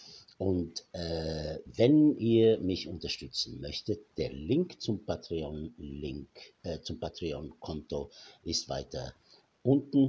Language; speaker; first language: German; non-native, fluent; Arabic